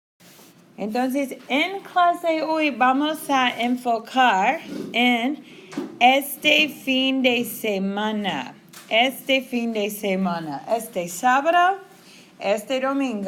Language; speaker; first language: Spanish; non-native, fluent; English